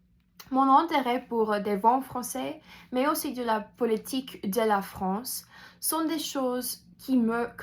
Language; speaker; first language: French; non-native, fluent; English